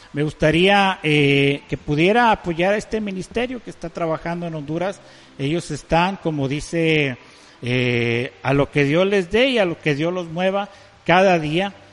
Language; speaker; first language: Spanish; native; Spanish